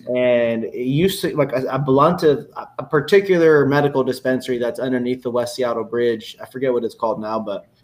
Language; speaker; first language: English; native; English